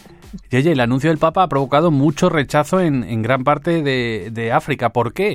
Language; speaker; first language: Spanish; native; Spanish